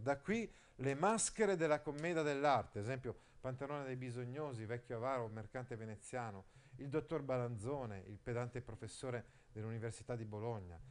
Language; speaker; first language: Italian; native; Italian